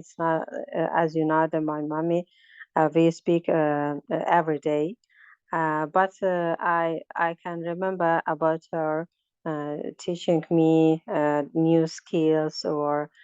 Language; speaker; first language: English; non-native, learner; Azerbaijani